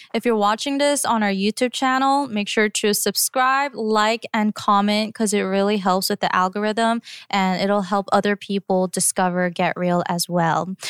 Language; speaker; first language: English; early bilingual, other home language; Korean